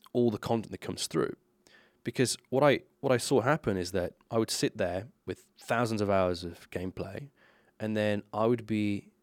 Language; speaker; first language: English; non-native, fluent; Slovenian